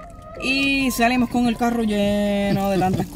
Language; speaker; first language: Spanish; native; Spanish